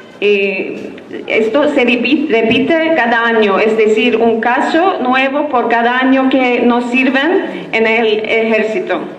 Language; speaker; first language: Spanish; non-native, fluent; Turkish